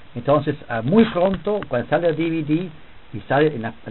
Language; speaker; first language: Spanish; non-native, fluent; English